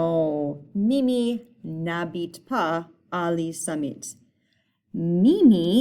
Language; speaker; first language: French; non-native, fluent; English